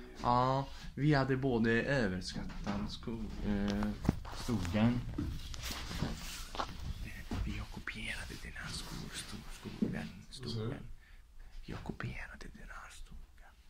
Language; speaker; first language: Swedish; non-native, learner; Italian